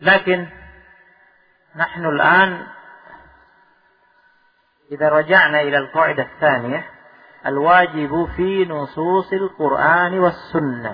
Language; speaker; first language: Arabic; non-native, fluent; Indonesian